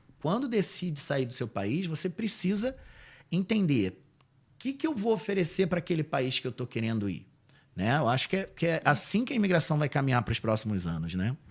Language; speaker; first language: Portuguese; native; Portuguese